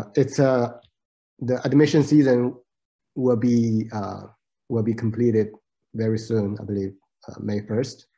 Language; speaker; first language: English; non-native, fluent; Chinese